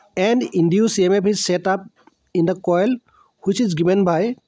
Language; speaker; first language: English; non-native, local second language; Assamese